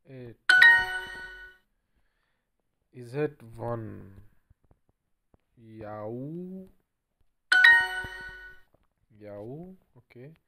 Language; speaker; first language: Dutch; non-native, learner; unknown